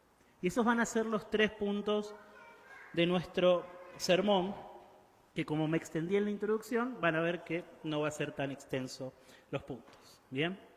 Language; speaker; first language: Spanish; native; Spanish